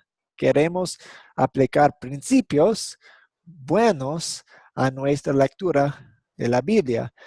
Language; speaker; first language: Spanish; non-native, fluent; English